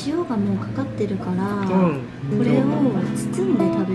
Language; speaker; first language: Japanese; native; Japanese